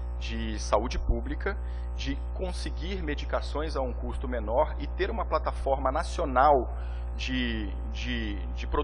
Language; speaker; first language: Portuguese; native; Portuguese